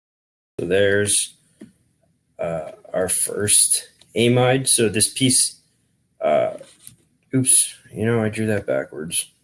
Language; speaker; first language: English; native; English